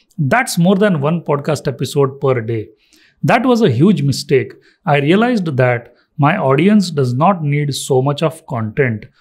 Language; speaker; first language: English; non-native, local second language; Marathi